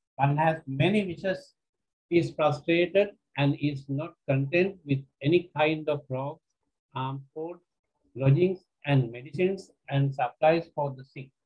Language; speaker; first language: English; non-native, local second language; Sinhala